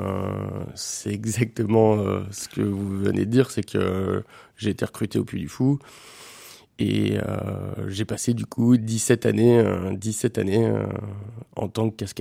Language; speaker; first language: French; native; French